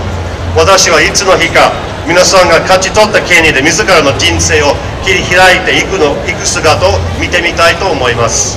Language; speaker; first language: Japanese; non-native, fluent; English